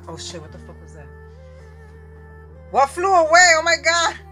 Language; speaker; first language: English; early bilingual, other home language; Spanish